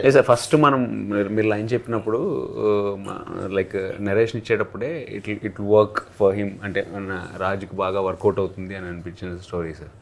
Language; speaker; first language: Telugu; native; Telugu